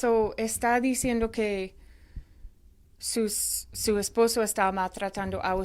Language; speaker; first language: Spanish; non-native, fluent; English